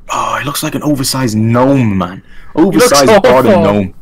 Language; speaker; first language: English; native; English